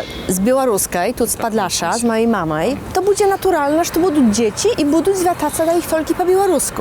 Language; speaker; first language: Polish; non-native, local second language; Belarusian